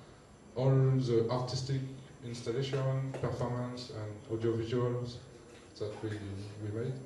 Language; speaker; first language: English; non-native, learner; French